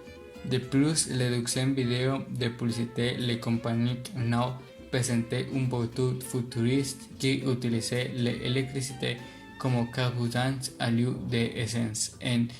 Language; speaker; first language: French; non-native, learner; Spanish